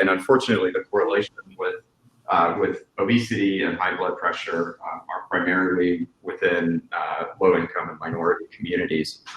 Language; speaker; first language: English; native; English